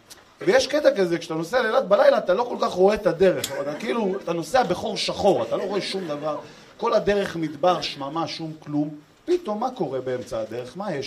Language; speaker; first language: Hebrew; native; Hebrew